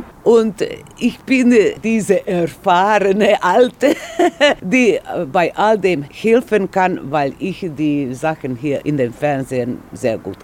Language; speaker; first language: German; non-native, fluent; Serbian